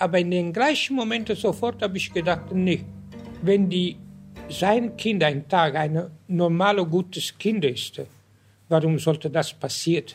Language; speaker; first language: German; non-native, learner; Italian